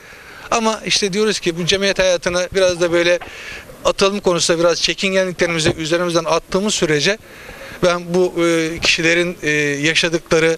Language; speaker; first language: Turkish; native; Turkish